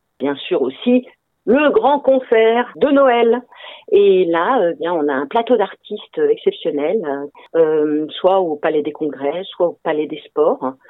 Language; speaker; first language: French; native; French